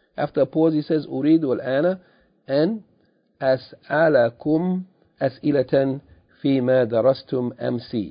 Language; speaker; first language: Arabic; non-native, fluent; English